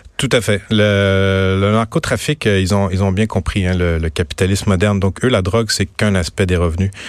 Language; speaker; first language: French; native; French